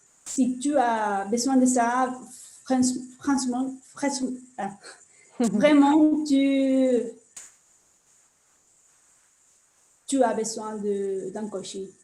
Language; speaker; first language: French; non-native, learner; Spanish